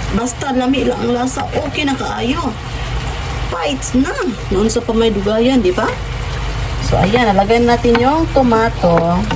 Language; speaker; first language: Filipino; non-native, local second language; Cebuano